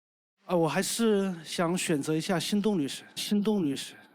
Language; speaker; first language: Chinese; native; Chinese